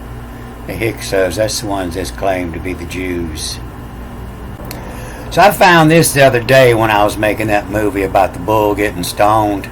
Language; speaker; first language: English; native; English